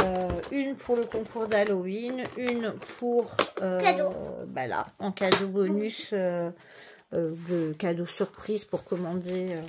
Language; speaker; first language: French; native; French